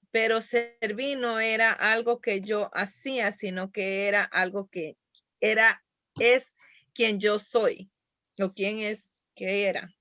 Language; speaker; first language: Spanish; early bilingual, heritage; Spanish